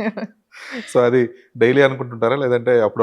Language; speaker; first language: Telugu; native; Telugu